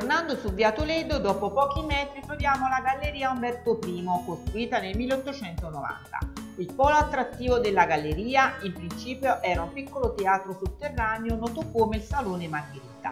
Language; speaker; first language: Italian; native; Italian